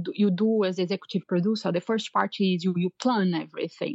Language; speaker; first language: English; non-native, fluent; Portuguese